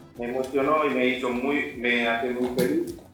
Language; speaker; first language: Spanish; non-native, learner; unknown